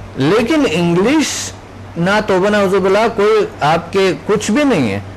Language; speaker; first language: Urdu; non-native, local second language; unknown